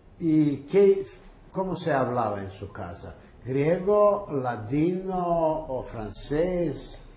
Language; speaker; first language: Spanish; early bilingual, heritage; Ladino